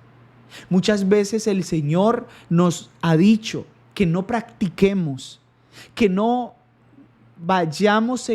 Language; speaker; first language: Spanish; native; Spanish